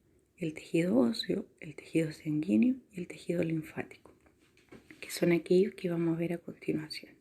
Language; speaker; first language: Spanish; native; Spanish